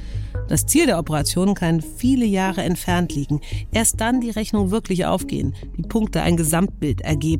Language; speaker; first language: German; native; German